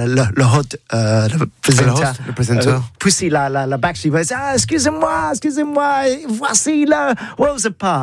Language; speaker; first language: French; non-native, learner; English